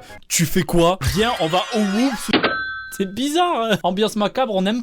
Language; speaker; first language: French; native; French